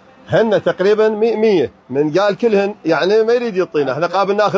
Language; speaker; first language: Arabic; native; Arabic